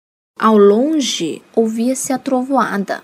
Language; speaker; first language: Portuguese; non-native, fluent; Chinese